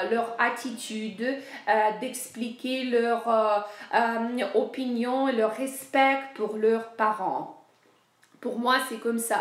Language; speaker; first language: French; non-native, fluent; Ukrainian